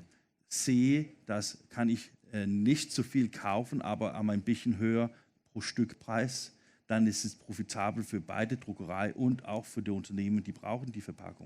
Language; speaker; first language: German; non-native, fluent; Danish